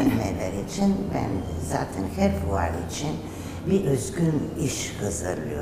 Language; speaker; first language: Turkish; non-native, fluent; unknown